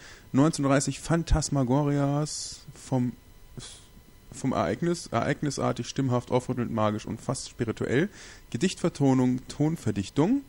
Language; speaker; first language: German; native; German